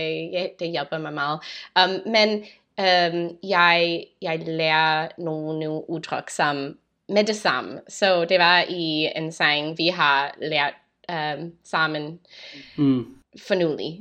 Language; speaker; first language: Danish; non-native, learner; English